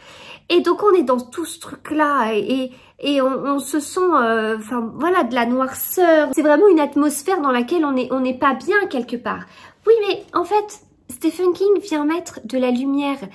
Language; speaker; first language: French; native; French